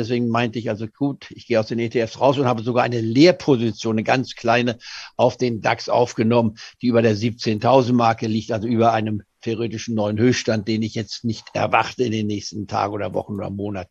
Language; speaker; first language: German; native; German